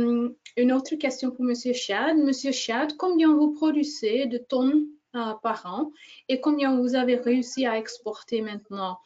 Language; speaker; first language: French; non-native, fluent; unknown